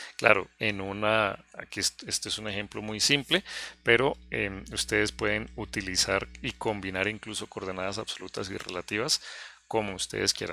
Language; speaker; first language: Spanish; native; Spanish